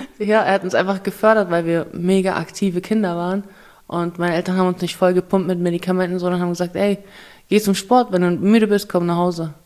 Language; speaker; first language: German; early bilingual, other home language; Russian